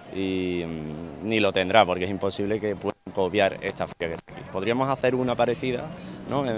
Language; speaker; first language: Spanish; non-native, fluent; English